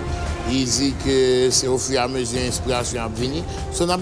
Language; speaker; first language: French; non-native, local second language; Haitian Creole